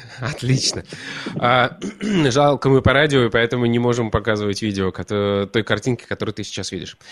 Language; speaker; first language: Russian; native; Russian